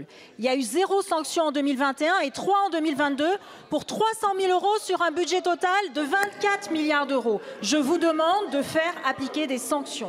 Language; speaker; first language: French; native; French